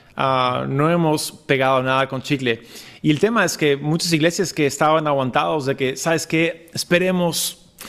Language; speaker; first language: Spanish; native; Spanish